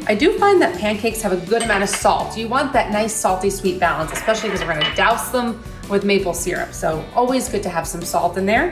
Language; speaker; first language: English; native; English